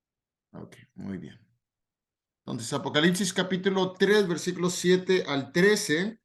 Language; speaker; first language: Spanish; native; Spanish